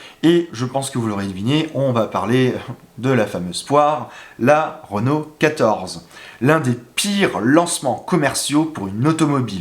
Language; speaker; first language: French; native; French